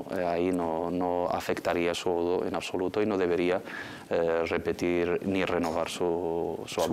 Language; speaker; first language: Spanish; native; Spanish